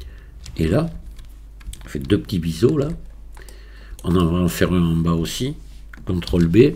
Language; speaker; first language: French; native; French